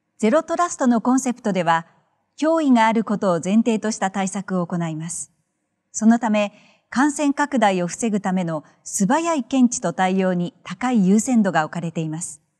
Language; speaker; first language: Japanese; native; Japanese